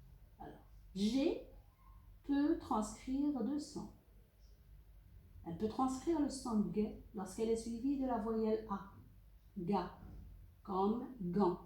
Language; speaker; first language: French; non-native, local second language; Arabic